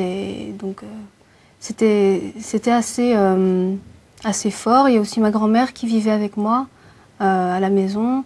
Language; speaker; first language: French; early bilingual, other home language; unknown